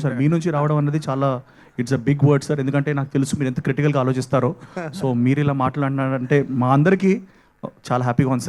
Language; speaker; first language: Telugu; native; Telugu